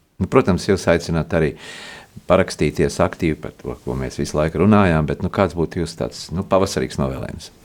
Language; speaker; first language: Latvian; native; Latvian